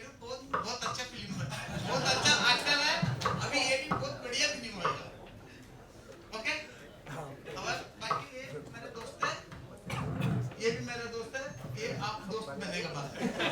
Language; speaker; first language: Hindi; non-native, local second language; Malayalam